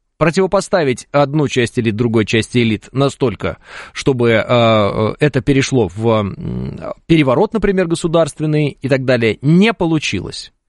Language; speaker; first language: Russian; native; Russian